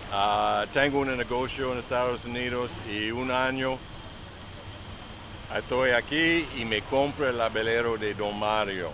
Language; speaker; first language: Spanish; non-native, learner; English